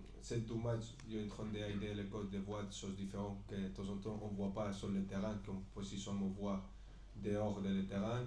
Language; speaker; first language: French; non-native, fluent; Spanish